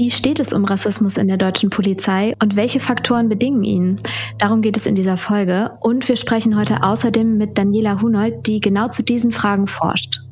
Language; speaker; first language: German; native; German